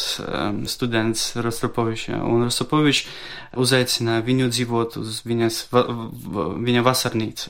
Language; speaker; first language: Latvian; non-native, local second language; Russian